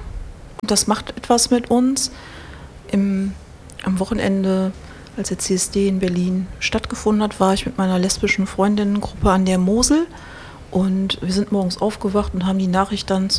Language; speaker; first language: German; native; German